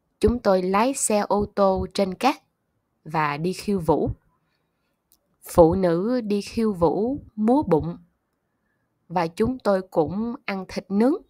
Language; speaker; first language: Vietnamese; non-native, learner; German